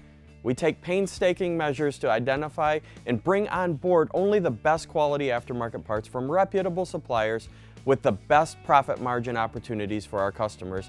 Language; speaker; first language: English; native; English